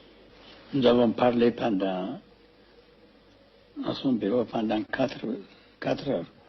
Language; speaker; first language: French; non-native, fluent; Amharic